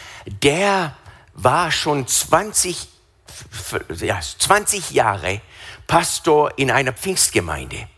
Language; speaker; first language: German; non-native, fluent; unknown